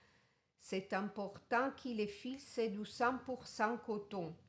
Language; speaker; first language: French; non-native, fluent; Italian